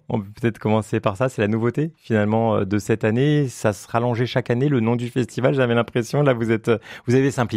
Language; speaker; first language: French; native; French